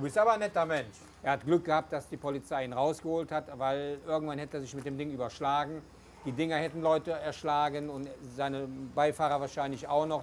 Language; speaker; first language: German; native; German